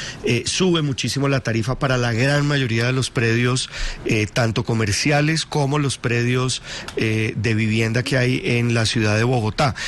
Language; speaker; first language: Spanish; native; Spanish